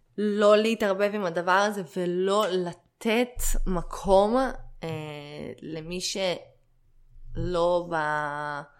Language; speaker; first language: Hebrew; early bilingual, other home language; Russian